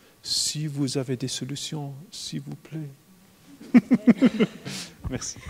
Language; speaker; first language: French; non-native, fluent; English